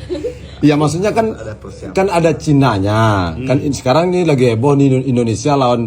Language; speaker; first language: Indonesian; native; Indonesian